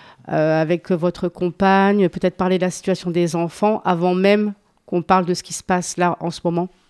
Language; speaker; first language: French; native; French